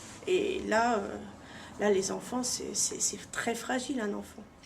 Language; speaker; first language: French; native; French